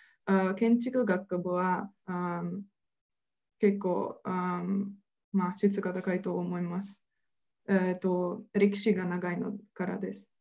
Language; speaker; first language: Japanese; non-native, fluent; Slovenian